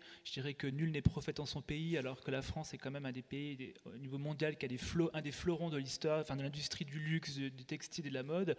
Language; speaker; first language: French; native; French